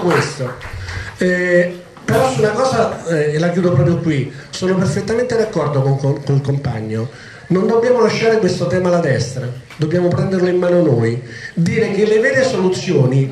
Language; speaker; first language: Italian; native; Italian